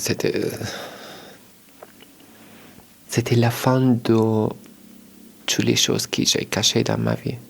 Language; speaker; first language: French; early bilingual, other home language; Arabic